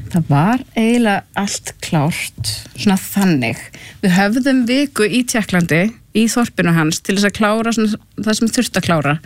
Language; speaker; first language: Icelandic; native; Icelandic